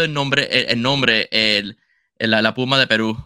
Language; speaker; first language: Spanish; early bilingual, heritage; Spanish